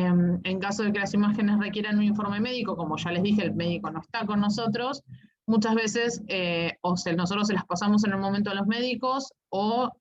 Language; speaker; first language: Spanish; native; Spanish